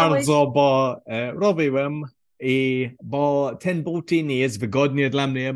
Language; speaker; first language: Polish; non-native, learner; English